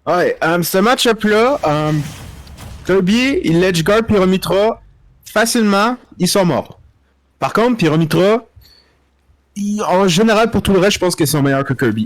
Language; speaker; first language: French; native; French